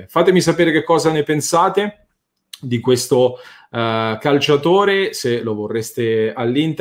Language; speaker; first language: Italian; native; Italian